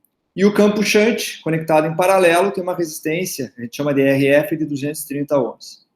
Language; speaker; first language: Portuguese; native; Portuguese